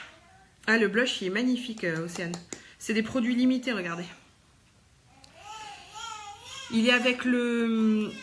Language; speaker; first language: French; native; French